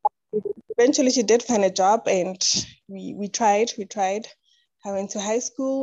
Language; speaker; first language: English; non-native, local second language; Tswana